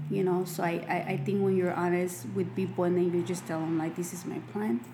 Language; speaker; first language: English; non-native, fluent; Spanish